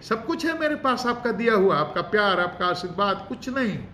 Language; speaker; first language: Hindi; native; Hindi